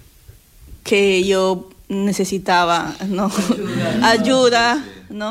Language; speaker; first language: Catalan; non-native, learner; Spanish